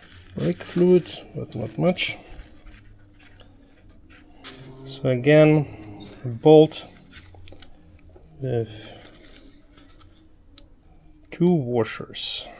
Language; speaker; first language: English; non-native, fluent; German